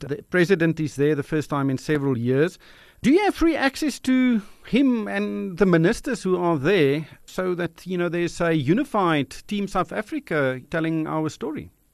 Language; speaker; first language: English; non-native, local second language; Afrikaans